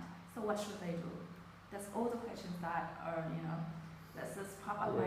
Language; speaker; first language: English; non-native, fluent; Vietnamese